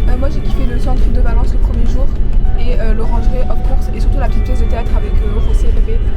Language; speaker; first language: French; native; French